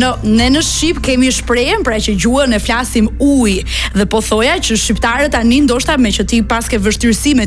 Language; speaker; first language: Albanian; native; Albanian